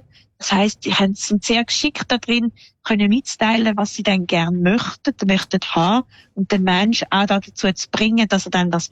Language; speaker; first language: German; native; German